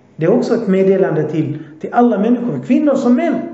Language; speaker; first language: Swedish; early bilingual, other home language; Arabic